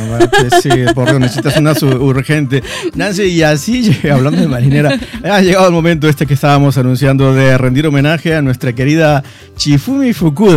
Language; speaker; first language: Spanish; native; Spanish